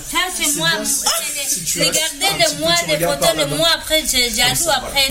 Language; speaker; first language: French; non-native, learner; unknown